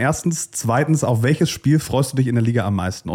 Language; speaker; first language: German; native; German